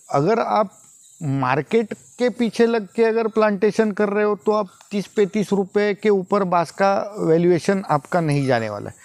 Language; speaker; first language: Hindi; non-native, local second language; Marathi